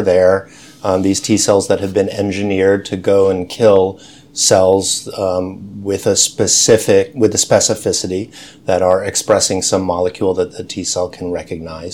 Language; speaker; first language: English; native; English